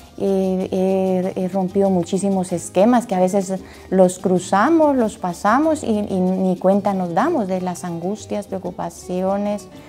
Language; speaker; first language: Spanish; native; Spanish